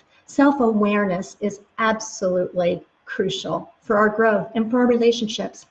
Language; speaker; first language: English; native; English